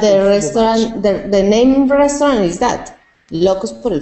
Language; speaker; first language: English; non-native, learner; Spanish